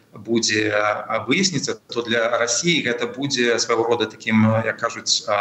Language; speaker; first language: Belarusian; non-native, local second language; Russian